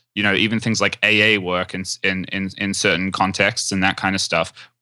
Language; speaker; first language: English; native; English